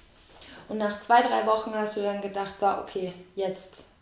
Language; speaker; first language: German; native; German